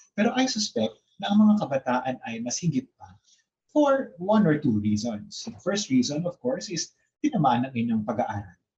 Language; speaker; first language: Filipino; native; Filipino